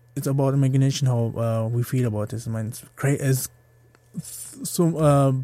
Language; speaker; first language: English; non-native, fluent; German